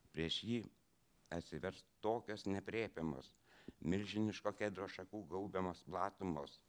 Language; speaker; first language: French; non-native, fluent; Lithuanian